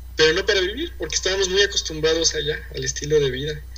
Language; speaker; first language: Spanish; early bilingual, heritage; Spanish